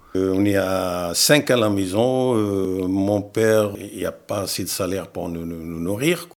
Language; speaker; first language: French; non-native, fluent; Arabic